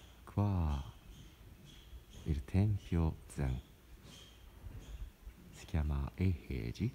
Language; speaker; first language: Italian; non-native, learner; Japanese